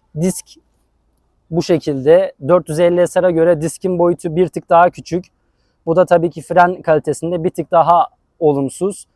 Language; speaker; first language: Turkish; native; Turkish